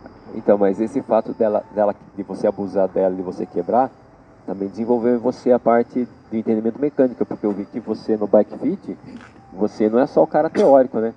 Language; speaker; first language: Portuguese; native; Portuguese